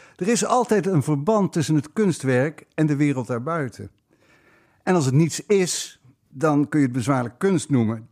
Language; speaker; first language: Dutch; native; Dutch